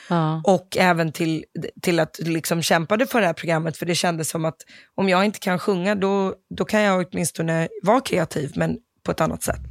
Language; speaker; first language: Swedish; early bilingual, other home language; English